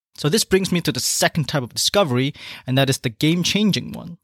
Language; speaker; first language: English; non-native, local second language; Chinese